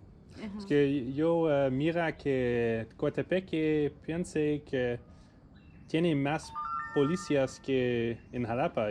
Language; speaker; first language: Spanish; non-native, learner; English